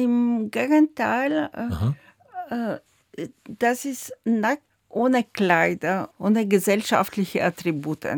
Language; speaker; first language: German; non-native, fluent; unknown